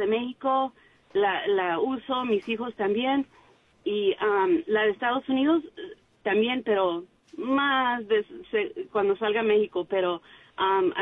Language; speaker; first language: Spanish; early bilingual, heritage; Spanish